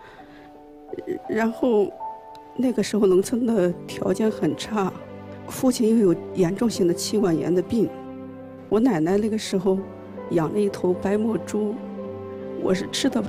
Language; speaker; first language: Chinese; native; Chinese